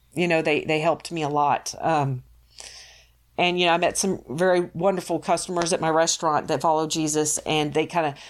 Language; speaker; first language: English; native; English